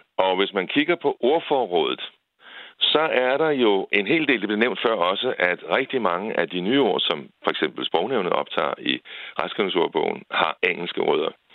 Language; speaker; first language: Danish; native; Danish